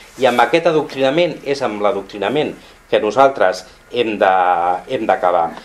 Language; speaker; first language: Catalan; non-native, local second language; Spanish